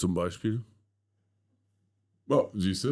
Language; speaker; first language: German; native; German